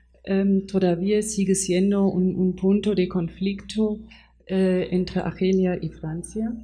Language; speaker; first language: Spanish; non-native, fluent; German